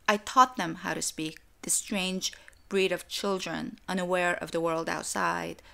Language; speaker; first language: English; non-native, fluent; Korean